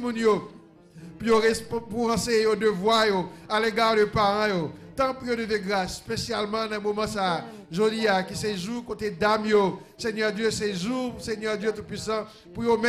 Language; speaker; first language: French; non-native, local second language; Haitian Creole